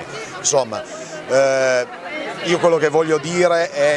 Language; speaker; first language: Italian; native; Italian